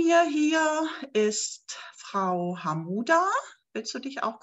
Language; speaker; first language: German; native; German